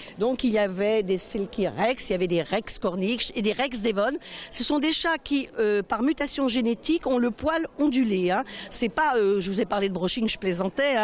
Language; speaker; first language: French; native; French